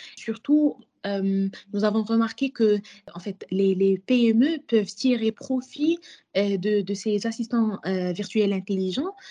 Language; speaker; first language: French; non-native, local second language; Arabic